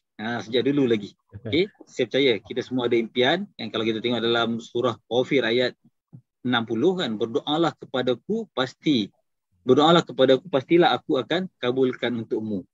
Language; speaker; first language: Malay; native; Malay